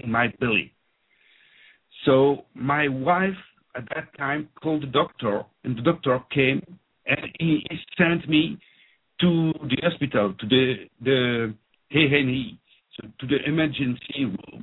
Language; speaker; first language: English; non-native, fluent; French